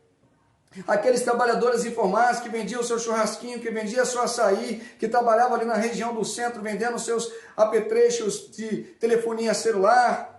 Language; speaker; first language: Portuguese; native; Portuguese